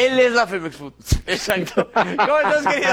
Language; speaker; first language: Spanish; native; Spanish